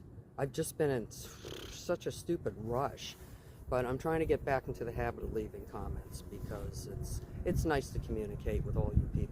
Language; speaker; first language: English; native; English